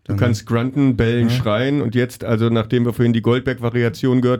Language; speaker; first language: German; native; German